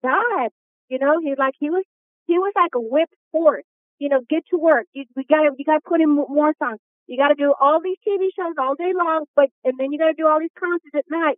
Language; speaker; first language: English; native; English